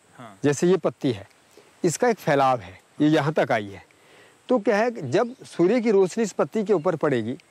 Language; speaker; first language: Hindi; native; Hindi